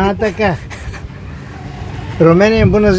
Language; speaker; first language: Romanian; non-native, learner; Bulgarian